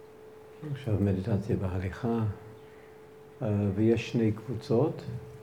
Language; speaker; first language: Hebrew; non-native, fluent; English